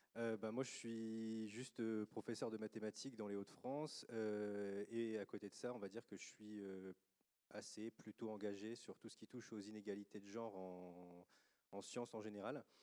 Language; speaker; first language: French; native; French